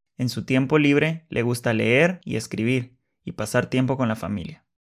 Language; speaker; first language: Spanish; native; Spanish